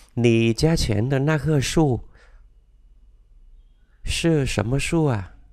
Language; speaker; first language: Chinese; non-native, fluent; Vietnamese